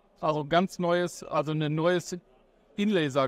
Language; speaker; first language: German; native; German